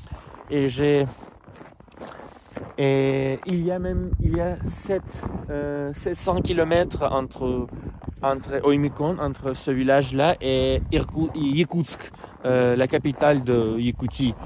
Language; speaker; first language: French; non-native, fluent; Russian